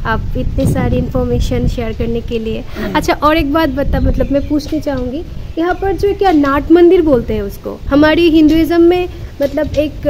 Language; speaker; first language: Hindi; non-native, local second language; Bangla